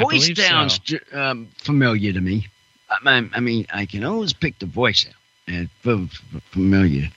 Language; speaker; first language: English; non-native, fluent; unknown